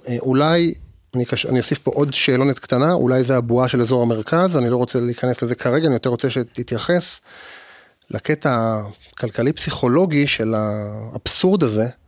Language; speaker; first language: Hebrew; native; Hebrew